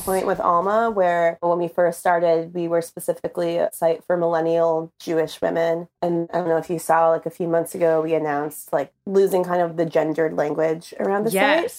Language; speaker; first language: English; native; English